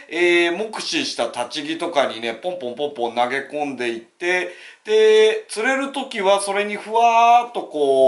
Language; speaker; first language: Japanese; native; Japanese